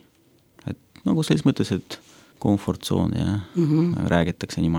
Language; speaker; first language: Estonian; non-native, local second language; Russian